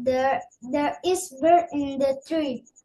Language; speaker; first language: English; non-native, learner; Indonesian